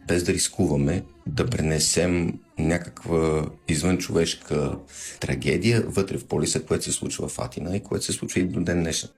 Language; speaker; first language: Bulgarian; native; Bulgarian